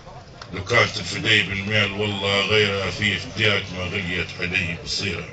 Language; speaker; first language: Arabic; native; Arabic